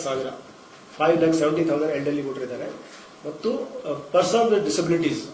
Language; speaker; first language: Kannada; non-native, fluent; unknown